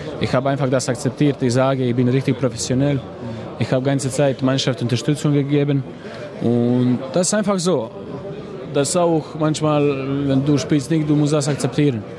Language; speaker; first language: German; non-native, learner; Croatian